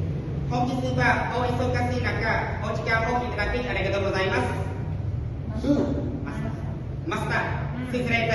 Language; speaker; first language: Japanese; non-native, learner; Khmer